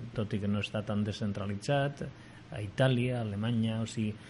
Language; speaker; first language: Catalan; native; Catalan